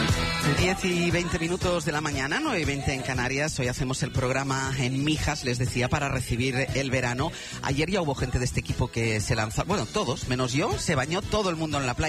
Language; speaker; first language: Spanish; native; Spanish